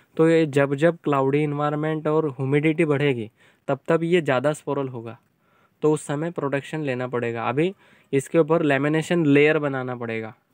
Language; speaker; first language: Hindi; native; Hindi